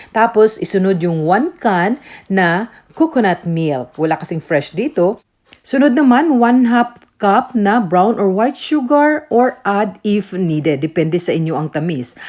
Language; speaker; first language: Filipino; non-native, local second language; Cebuano